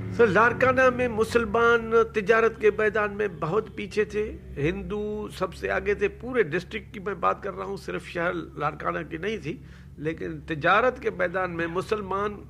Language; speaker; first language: Urdu; non-native, local second language; Sindhi